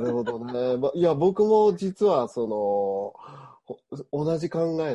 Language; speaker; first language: Japanese; native; Japanese